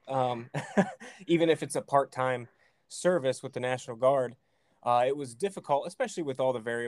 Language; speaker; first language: English; native; English